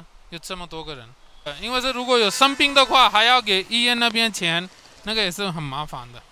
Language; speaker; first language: Chinese; non-native, learner; Hindi